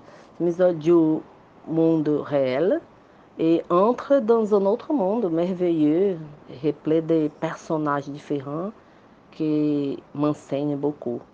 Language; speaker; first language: French; non-native, learner; Portuguese